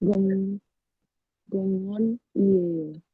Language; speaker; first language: Korean; non-native, learner; Indonesian